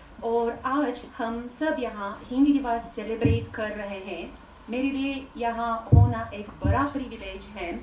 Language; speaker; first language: Hindi; non-native, fluent; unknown